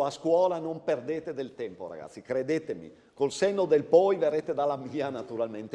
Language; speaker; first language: Italian; native; Italian